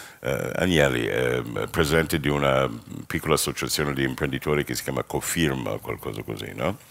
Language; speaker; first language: Italian; non-native, fluent; English